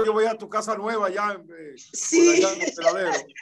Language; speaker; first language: Spanish; native; Spanish